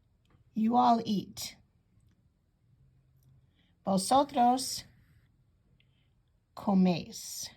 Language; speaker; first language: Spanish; non-native, fluent; English